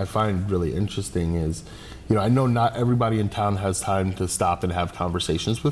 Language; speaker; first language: English; native; English